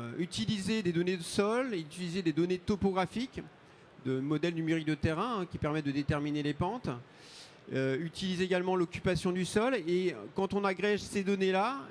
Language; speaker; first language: French; native; French